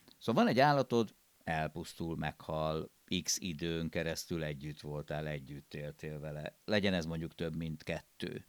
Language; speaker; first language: Hungarian; native; Hungarian